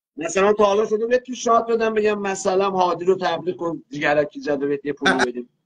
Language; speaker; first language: Persian; non-native, local second language; Azerbaijani